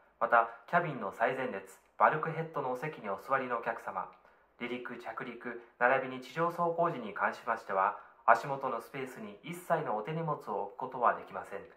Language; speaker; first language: Japanese; native; Japanese